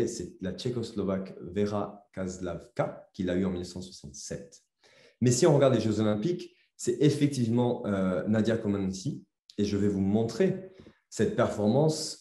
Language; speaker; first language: French; native; French